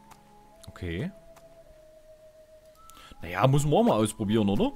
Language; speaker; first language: German; native; German